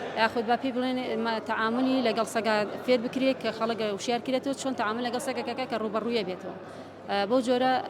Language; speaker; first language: Central Kurdish; native; Central Kurdish